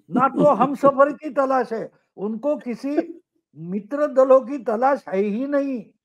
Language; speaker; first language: Hindi; non-native, local second language; Marathi